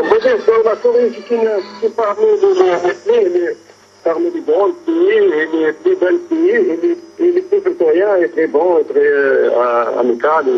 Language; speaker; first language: French; non-native, local second language; Arabic